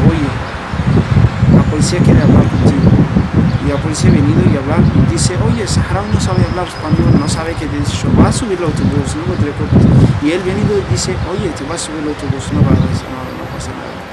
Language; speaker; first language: Spanish; non-native, learner; Arabic